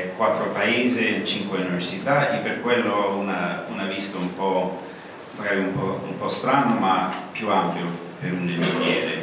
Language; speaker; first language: Italian; non-native, learner; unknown